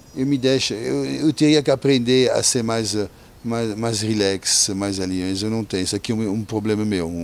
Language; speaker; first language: Portuguese; non-native, fluent; French